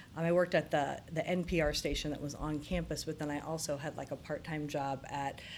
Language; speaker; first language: English; native; English